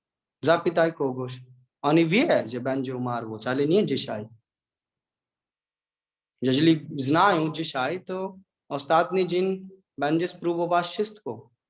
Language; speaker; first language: Polish; non-native, learner; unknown